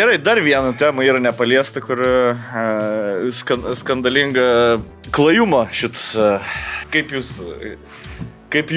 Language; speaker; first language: Lithuanian; native; Lithuanian